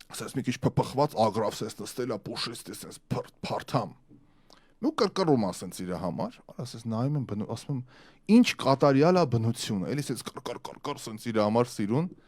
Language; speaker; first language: Armenian; early bilingual, other home language; Russian